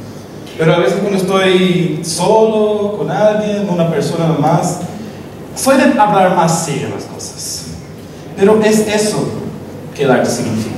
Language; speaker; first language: Spanish; non-native, local second language; Portuguese